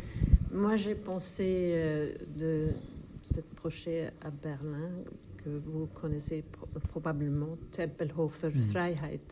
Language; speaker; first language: French; non-native, fluent; German